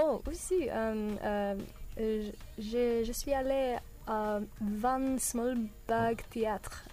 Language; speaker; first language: French; non-native, learner; English